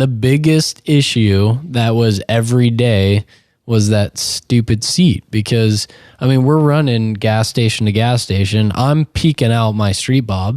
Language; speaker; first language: English; native; English